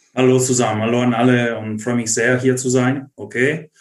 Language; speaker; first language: German; non-native, fluent; Italian